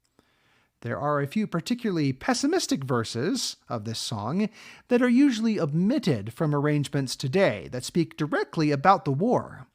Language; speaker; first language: English; native; English